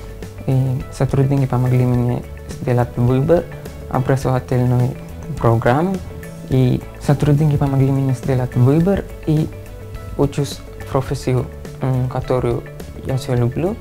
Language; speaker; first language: Russian; non-native, learner; Sinhala